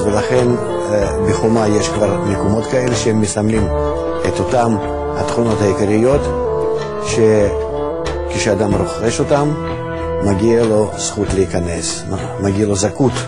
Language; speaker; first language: Hebrew; non-native, fluent; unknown